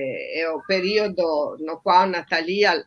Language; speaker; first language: Portuguese; non-native, fluent; Italian